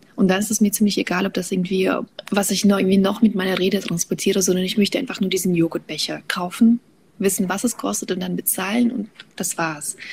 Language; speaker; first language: German; early bilingual, other home language; Russian